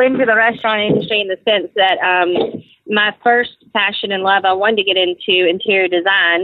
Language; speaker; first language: English; native; English